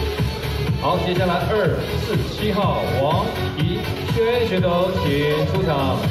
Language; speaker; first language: Chinese; native; Chinese